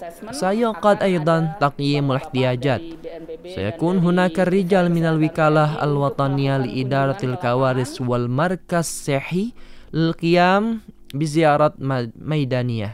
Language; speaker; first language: Arabic; non-native, fluent; Indonesian